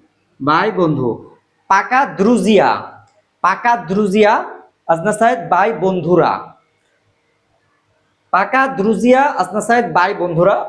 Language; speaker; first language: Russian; non-native, learner; Bangla